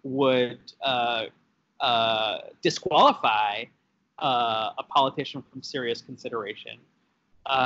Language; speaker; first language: English; native; English